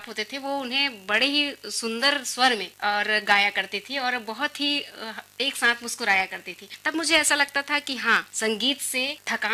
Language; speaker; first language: Hindi; native; Hindi